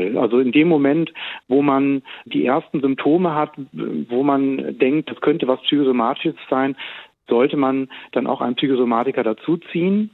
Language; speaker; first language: German; native; German